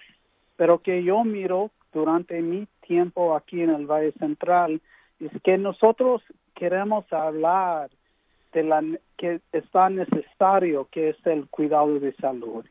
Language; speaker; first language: Spanish; early bilingual, heritage; English